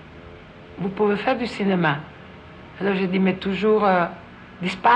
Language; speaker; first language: French; non-native, fluent; Italian